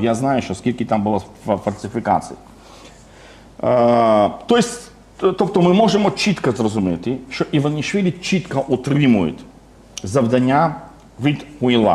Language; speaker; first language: Ukrainian; non-native, fluent; Georgian